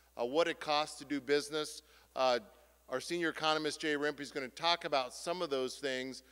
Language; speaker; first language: English; native; English